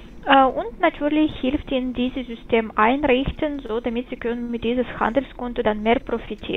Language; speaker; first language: German; non-native, fluent; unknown